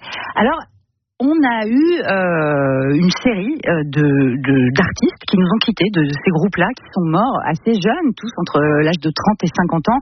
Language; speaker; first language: French; native; French